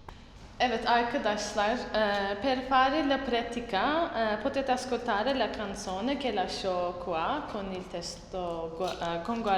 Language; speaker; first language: Italian; non-native, learner; Turkish